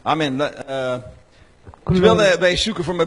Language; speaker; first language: Dutch; non-native, learner; English